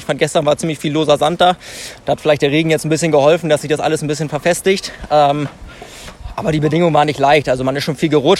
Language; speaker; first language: German; native; German